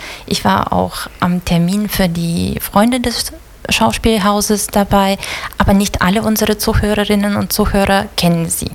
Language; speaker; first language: German; native; German